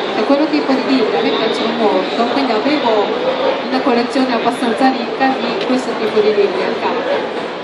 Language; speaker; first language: Italian; non-native, fluent; Japanese